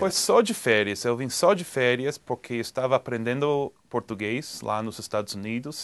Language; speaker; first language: Portuguese; non-native, fluent; English